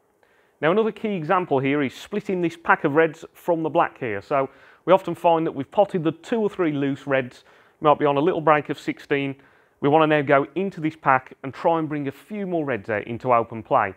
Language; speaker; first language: English; native; English